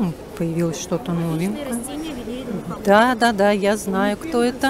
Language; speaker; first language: Russian; native; Russian